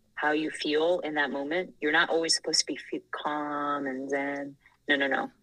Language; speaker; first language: English; non-native, fluent; Thai